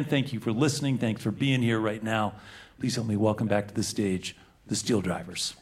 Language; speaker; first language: English; native; English